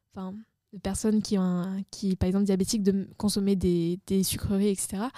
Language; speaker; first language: French; native; French